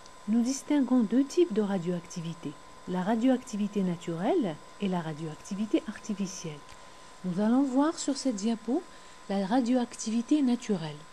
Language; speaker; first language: French; non-native, local second language; Arabic